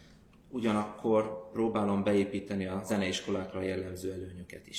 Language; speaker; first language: Hungarian; native; Hungarian